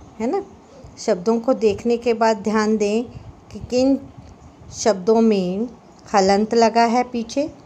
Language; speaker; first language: Hindi; native; Hindi